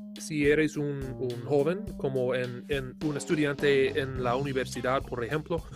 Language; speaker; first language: Spanish; non-native, learner; English